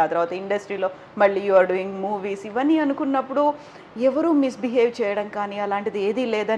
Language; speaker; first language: Telugu; native; Telugu